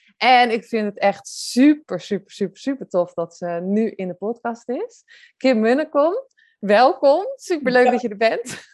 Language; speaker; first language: Dutch; native; Dutch